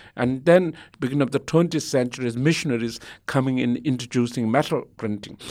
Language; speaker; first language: English; non-native, local second language; Tibetan